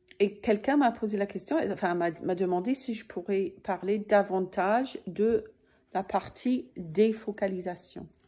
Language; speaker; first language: French; native; French